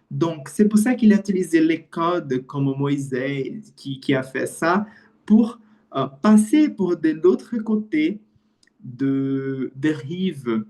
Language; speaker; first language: French; non-native, learner; Portuguese